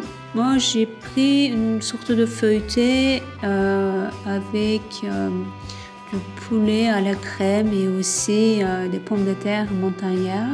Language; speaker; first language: French; non-native, fluent; Turkish